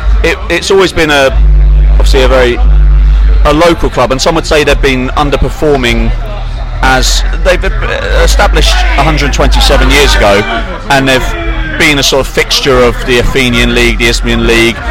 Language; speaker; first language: English; native; English